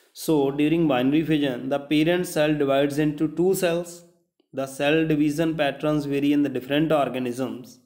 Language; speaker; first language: English; non-native, local second language; Punjabi